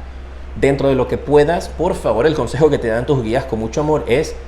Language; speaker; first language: Spanish; native; Spanish